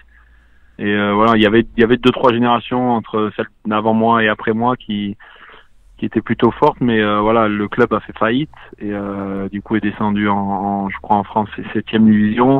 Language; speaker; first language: French; native; French